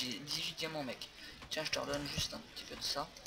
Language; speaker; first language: French; native; French